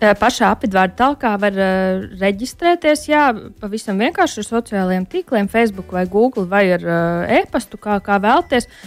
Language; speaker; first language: Latvian; native; Latvian